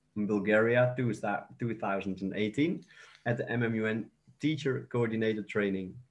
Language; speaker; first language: English; non-native, fluent; Dutch